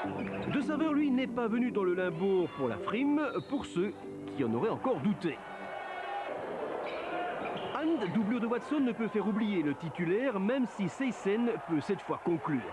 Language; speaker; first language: French; native; French